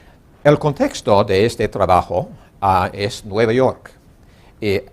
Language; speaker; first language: Spanish; non-native, learner; English